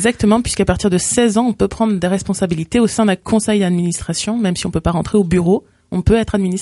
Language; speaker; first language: French; native; French